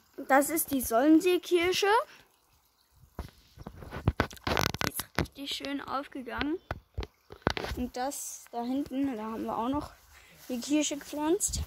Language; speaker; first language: German; native; German